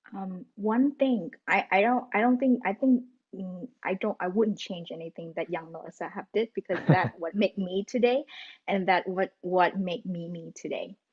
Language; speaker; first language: English; non-native, fluent; Vietnamese